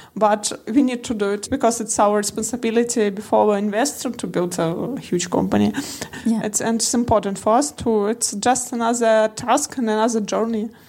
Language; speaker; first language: English; non-native, learner; Russian